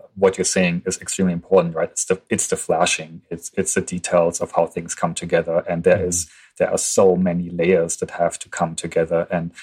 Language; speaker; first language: English; non-native, fluent; German